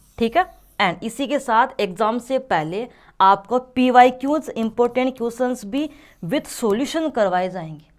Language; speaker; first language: Hindi; native; Hindi